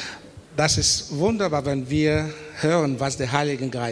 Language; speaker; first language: German; non-native, learner; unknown